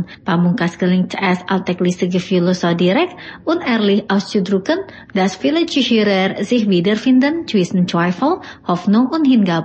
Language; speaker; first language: German; non-native, fluent; Indonesian